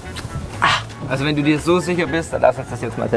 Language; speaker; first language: German; native; German